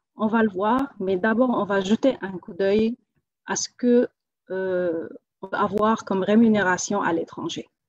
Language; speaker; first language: French; non-native, local second language; Wolof